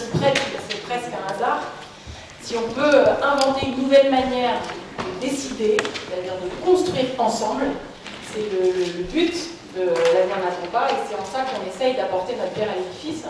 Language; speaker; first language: French; native; French